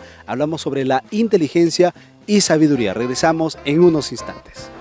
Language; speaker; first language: Spanish; native; Spanish